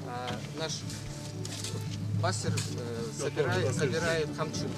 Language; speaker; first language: Russian; non-native, local second language; Kyrgyz